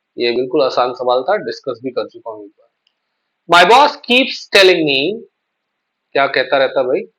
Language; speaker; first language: Hindi; native; Hindi